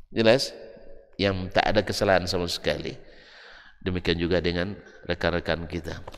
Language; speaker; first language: Indonesian; non-native, local second language; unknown